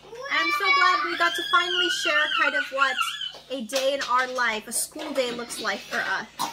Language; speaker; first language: English; early bilingual, other home language; Japanese